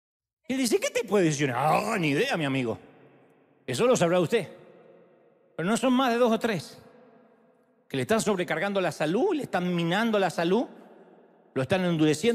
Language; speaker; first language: Spanish; native; Spanish